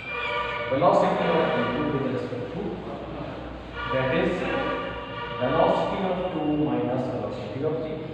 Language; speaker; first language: English; non-native, local second language; Hindi